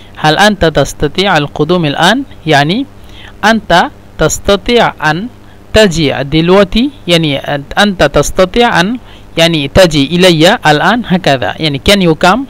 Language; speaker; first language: Egyptian Arabic; non-native, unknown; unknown